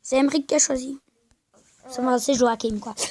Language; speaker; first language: French; native; French